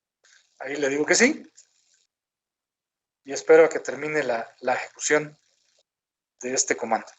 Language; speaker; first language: Spanish; native; Spanish